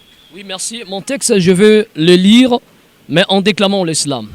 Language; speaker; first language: French; non-native, local second language; Lingala